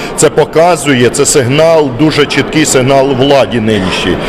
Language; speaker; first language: Ukrainian; native; Ukrainian